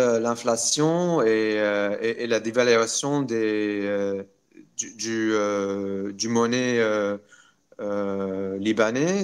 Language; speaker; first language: French; non-native, local second language; Arabic